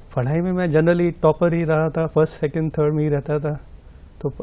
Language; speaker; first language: Hindi; native; Hindi